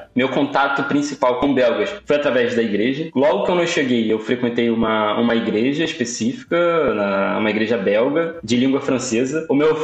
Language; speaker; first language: Portuguese; native; Portuguese